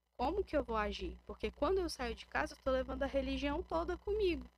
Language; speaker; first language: Portuguese; native; Portuguese